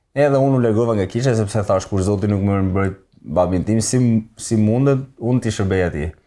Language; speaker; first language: Albanian; native; Albanian